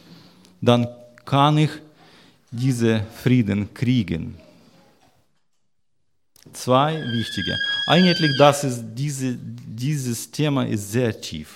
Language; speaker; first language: German; non-native, learner; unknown